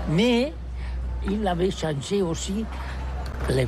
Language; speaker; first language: French; non-native, learner; Catalan